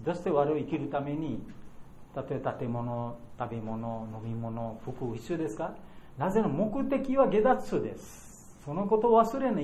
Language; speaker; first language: Japanese; non-native, learner; Bangla